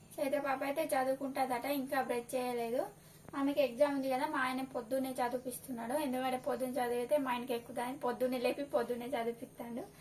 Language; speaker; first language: Telugu; non-native, local second language; Lambadi